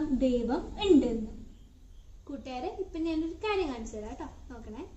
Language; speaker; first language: Malayalam; native; Malayalam